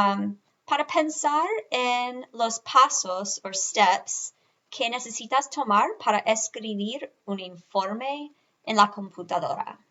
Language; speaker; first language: Spanish; non-native, fluent; English